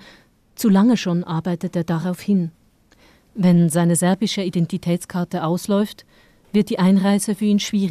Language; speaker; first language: German; native; German